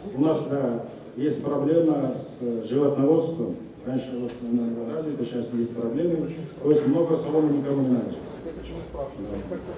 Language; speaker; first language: Russian; non-native, local second language; Kazakh